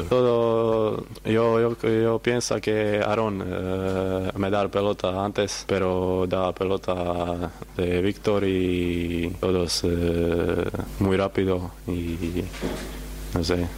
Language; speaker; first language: Spanish; non-native, learner; Croatian